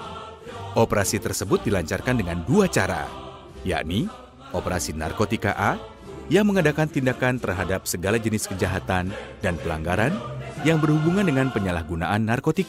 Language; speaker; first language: Indonesian; native; Indonesian